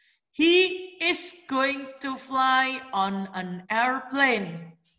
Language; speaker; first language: English; non-native, fluent; Indonesian